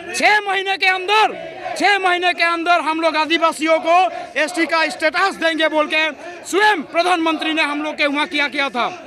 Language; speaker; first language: Hindi; non-native, local second language; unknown